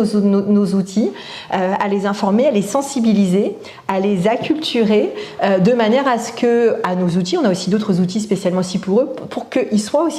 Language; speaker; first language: French; native; French